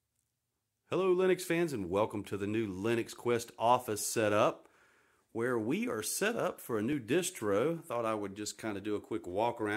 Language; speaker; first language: English; native; English